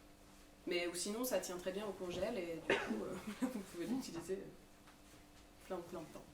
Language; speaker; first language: French; native; French